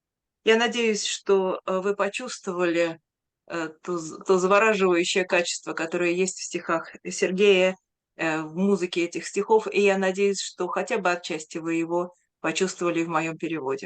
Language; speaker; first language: Russian; native; Russian